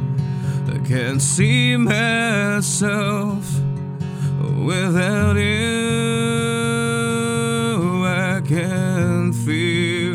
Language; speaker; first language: English; non-native, local second language; Filipino